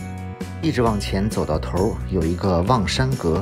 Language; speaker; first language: Chinese; native; Chinese